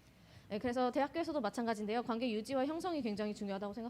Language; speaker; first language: Korean; native; Korean